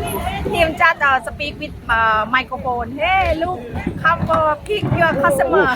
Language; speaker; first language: English; non-native, learner; Thai